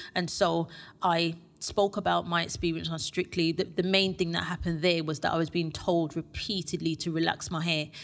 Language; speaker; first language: English; native; English